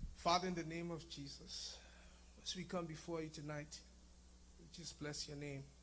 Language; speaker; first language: English; non-native, fluent; Haitian Creole